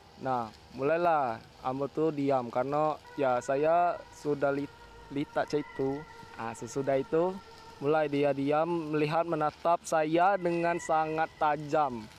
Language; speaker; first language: Indonesian; non-native, local second language; Minangkabau